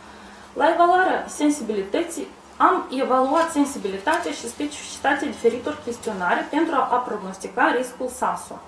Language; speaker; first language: Romanian; native; Romanian